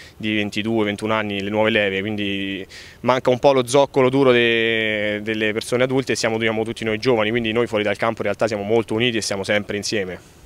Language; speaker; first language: Italian; native; Italian